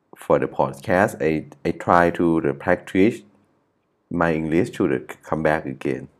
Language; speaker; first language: English; non-native, learner; Thai